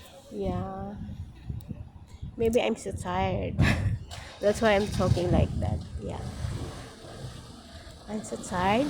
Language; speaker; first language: English; non-native, local second language; Filipino